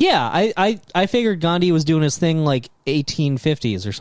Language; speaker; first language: English; native; English